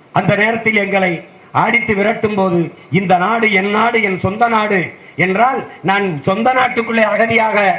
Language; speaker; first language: Tamil; native; Tamil